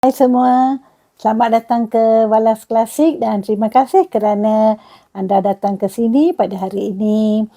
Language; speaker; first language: Malay; non-native, local second language; Tamil